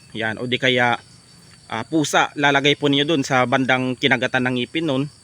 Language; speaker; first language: Filipino; non-native, local second language; Kinaray-a